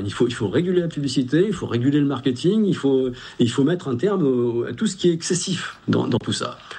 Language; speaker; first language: French; native; French